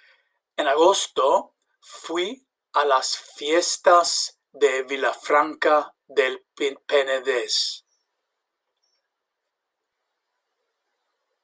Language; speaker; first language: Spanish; non-native, fluent; English